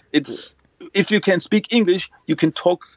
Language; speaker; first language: English; non-native, fluent; German